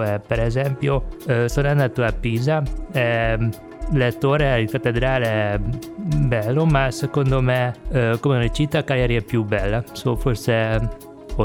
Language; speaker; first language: Italian; non-native, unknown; Hungarian